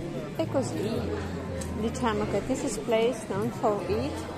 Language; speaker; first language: Italian; non-native, learner; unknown